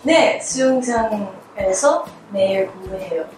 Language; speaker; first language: Korean; non-native, learner; Chinese